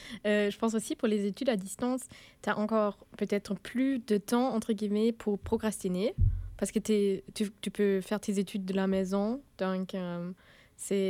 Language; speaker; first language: French; non-native, fluent; German